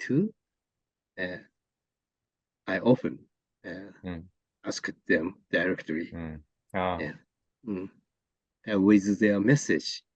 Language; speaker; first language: English; non-native, learner; Japanese